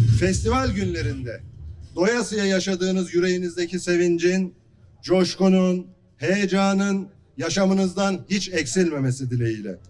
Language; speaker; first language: Turkish; native; Turkish